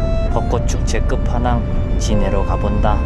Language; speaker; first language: Korean; native; Korean